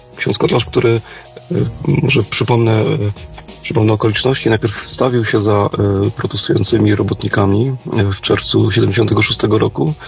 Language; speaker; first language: Polish; native; Polish